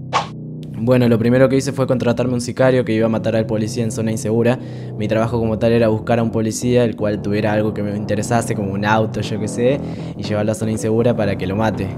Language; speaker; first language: Spanish; native; Spanish